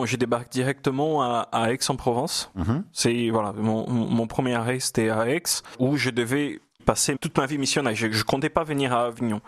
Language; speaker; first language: French; non-native, fluent; Portuguese